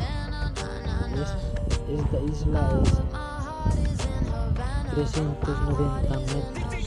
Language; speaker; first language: Spanish; non-native, learner; Indonesian